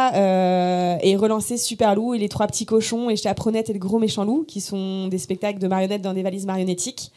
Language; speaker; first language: French; native; French